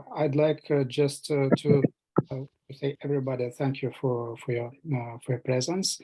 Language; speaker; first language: English; non-native, fluent; Russian